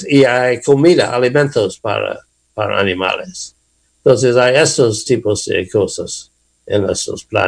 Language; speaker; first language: Spanish; non-native, learner; English